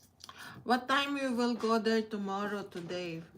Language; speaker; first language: English; non-native, learner; Filipino